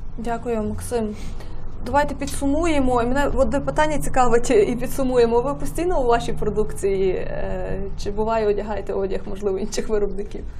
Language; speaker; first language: Ukrainian; native; Ukrainian